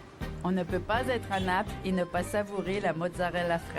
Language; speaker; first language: French; native; French